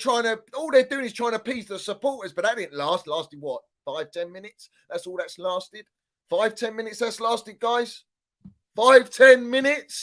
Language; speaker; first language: English; native; English